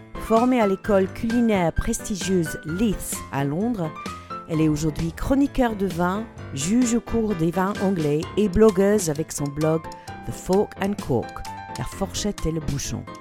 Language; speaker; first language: French; non-native, fluent; English